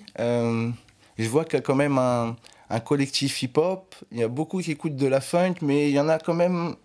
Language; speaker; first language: French; native; French